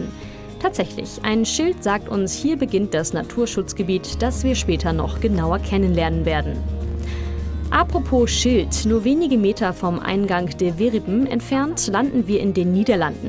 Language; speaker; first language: German; native; German